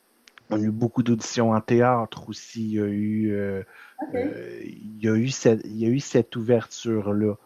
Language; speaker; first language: French; native; French